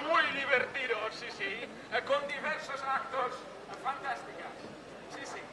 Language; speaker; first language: Spanish; non-native, learner; Dutch